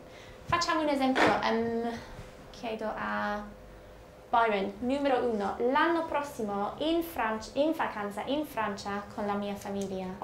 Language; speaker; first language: Italian; non-native, fluent; English